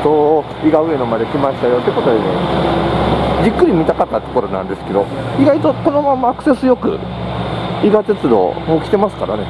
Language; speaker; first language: Japanese; native; Japanese